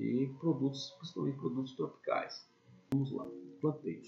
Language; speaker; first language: Portuguese; native; Portuguese